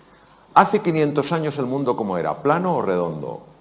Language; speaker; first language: Spanish; native; Spanish